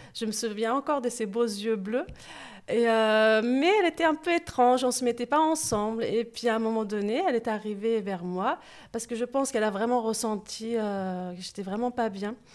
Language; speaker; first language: French; early bilingual, other home language; Turkish